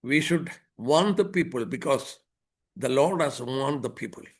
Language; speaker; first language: English; non-native, local second language; Malayalam